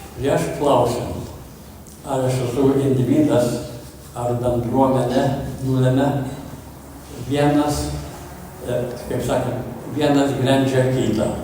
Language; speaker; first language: Lithuanian; early bilingual, heritage; Lithuanian